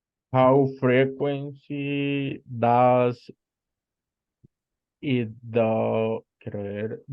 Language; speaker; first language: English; non-native, learner; Spanish